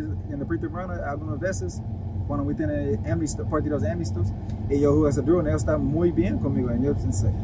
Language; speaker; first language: Spanish; non-native, learner; English